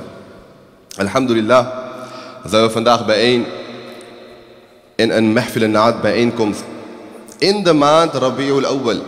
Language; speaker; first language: Dutch; early bilingual, other home language; Urdu